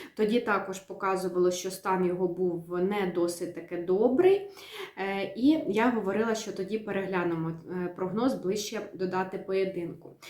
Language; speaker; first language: Ukrainian; native; Ukrainian